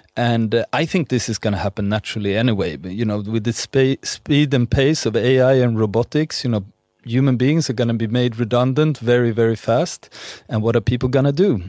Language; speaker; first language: English; non-native, fluent; Swedish